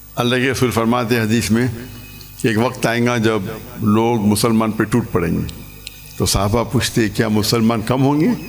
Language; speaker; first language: Urdu; non-native, local second language; English